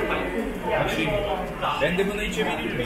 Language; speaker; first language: Turkish; non-native, fluent; Japanese